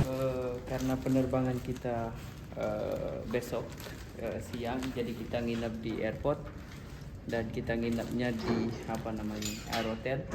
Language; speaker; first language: Indonesian; non-native, local second language; Sasak